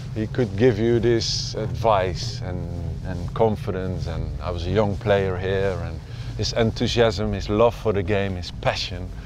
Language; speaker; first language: English; non-native, fluent; Dutch